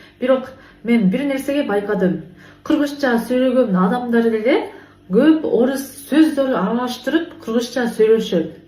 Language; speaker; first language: Kyrgyz; non-native, fluent; Japanese